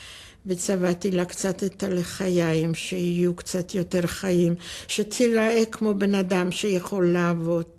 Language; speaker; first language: Hebrew; non-native, fluent; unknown